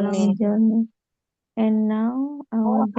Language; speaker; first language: English; non-native, learner; Indonesian